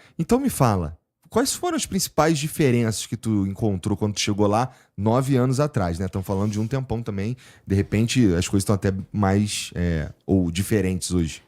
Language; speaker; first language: Portuguese; native; Portuguese